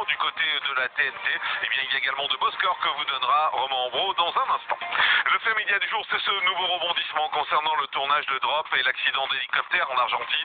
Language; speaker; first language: French; native; French